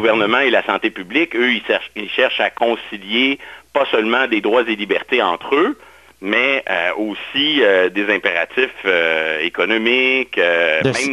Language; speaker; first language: French; native; French